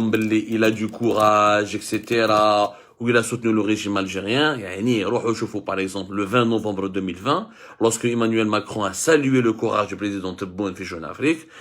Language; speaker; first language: French; non-native, local second language; Arabic